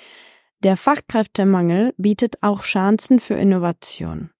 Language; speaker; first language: German; non-native, fluent; Czech